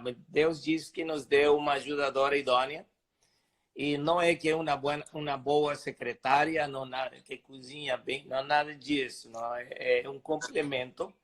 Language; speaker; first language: Portuguese; non-native, fluent; Spanish